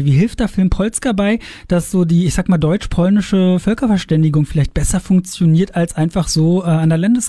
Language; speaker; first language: German; native; German